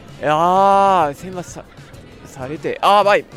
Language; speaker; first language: Basque; non-native, learner; Japanese